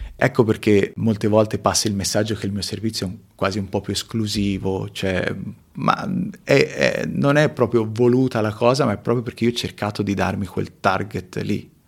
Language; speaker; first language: Italian; early bilingual, other home language; Spanish